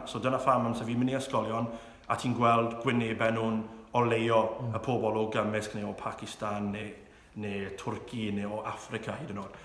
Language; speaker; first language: Welsh; non-native, local second language; English